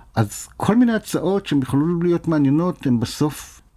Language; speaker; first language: Hebrew; native; Hebrew